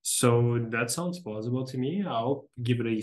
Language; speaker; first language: English; non-native, fluent; Portuguese